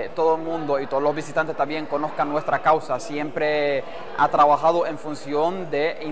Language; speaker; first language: Spanish; non-native, fluent; Arabic